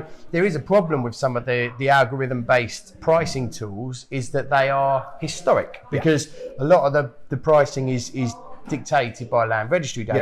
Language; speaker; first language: English; native; English